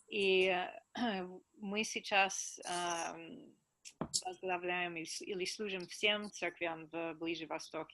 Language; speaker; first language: Russian; non-native, fluent; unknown